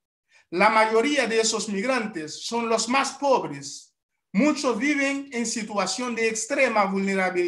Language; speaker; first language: Spanish; non-native, fluent; Haitian Creole